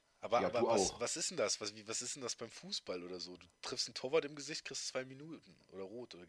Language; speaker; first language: German; native; German